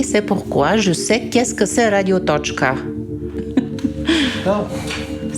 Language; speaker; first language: French; non-native, fluent; Bulgarian